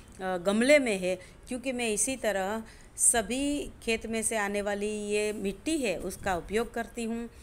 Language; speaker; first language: Hindi; non-native, local second language; Gujarati